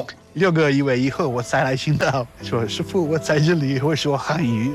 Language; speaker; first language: Chinese; non-native, learner; Italian